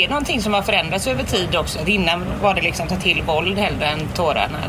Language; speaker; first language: Swedish; native; Swedish